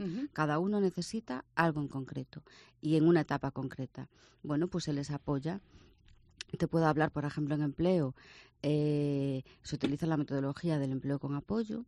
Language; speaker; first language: Spanish; native; Spanish